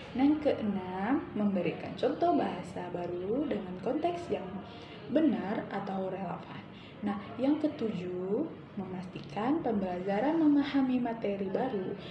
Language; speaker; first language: Indonesian; native; Indonesian